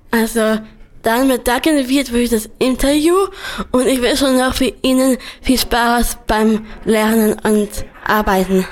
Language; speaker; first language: German; non-native, learner; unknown